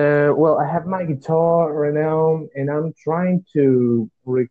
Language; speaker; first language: English; non-native, learner; Spanish